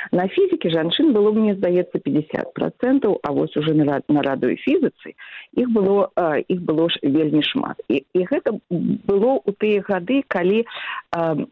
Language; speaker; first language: Belarusian; native; Belarusian